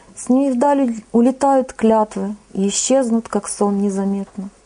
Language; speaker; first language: Russian; non-native, local second language; Ukrainian